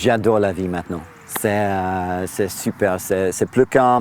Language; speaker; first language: French; non-native, learner; English